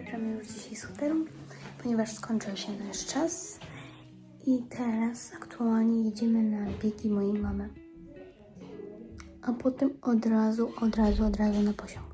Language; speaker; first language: Polish; early bilingual, other home language; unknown